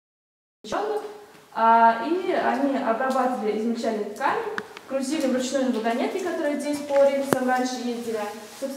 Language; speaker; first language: Russian; native; Russian